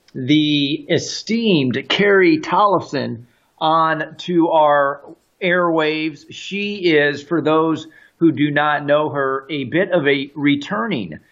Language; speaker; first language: English; native; English